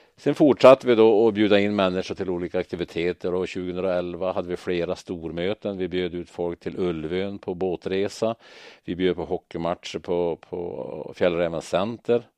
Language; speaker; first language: Swedish; native; Swedish